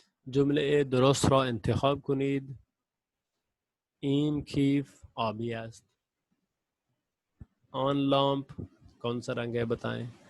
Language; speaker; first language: Persian; non-native, fluent; Urdu